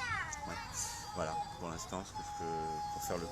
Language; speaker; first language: French; native; French